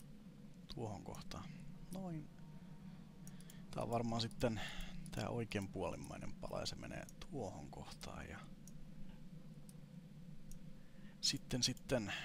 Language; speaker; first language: Finnish; native; Finnish